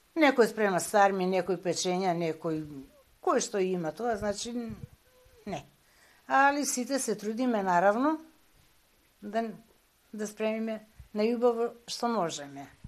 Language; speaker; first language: Macedonian; early bilingual, heritage; Macedonian